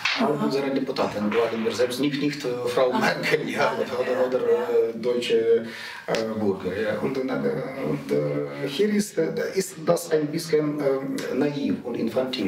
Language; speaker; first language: German; non-native, learner; Ukrainian